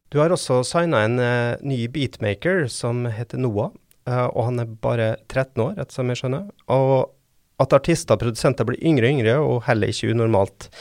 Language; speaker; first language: Norwegian; native; Norwegian